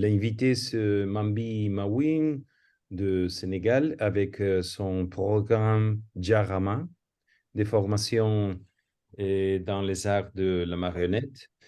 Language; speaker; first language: French; non-native, fluent; Spanish